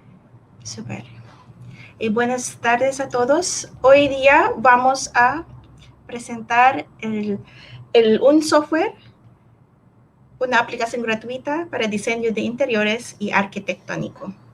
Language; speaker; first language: Spanish; non-native, fluent; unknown